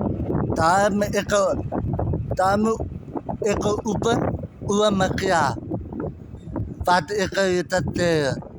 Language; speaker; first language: Dutch; non-native, learner; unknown